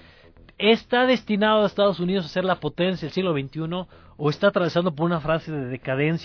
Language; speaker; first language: Spanish; native; Spanish